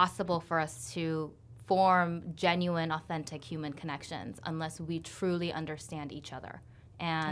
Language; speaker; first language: English; early bilingual, other home language; Korean